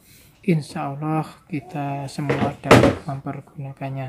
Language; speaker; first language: Indonesian; non-native, local second language; Javanese